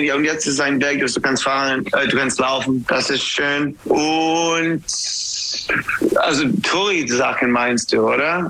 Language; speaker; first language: German; non-native, learner; English